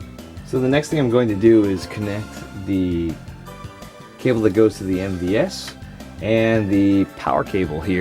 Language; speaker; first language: English; native; English